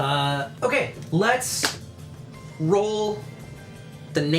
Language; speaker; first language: English; native; English